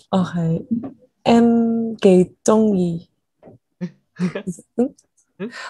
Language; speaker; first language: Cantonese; non-native, learner; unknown